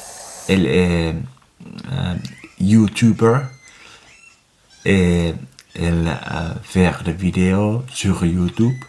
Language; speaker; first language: French; non-native, learner; Finnish